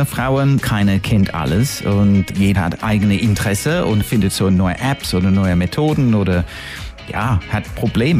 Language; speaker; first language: German; non-native, fluent; English